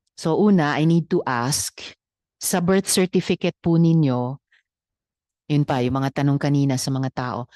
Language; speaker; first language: Filipino; native; Filipino